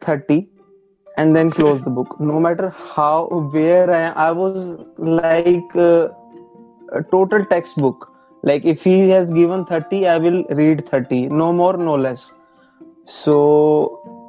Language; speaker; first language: English; non-native, local second language; Hindi